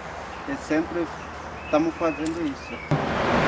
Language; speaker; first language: Portuguese; non-native, local second language; Guarani